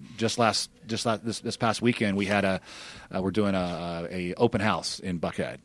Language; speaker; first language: English; native; English